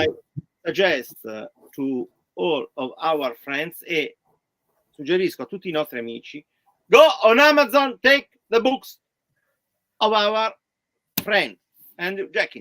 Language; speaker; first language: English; non-native, learner; Italian